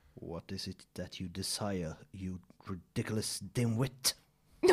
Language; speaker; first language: English; non-native, fluent; Swedish